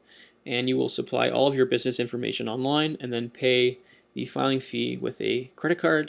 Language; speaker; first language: English; native; English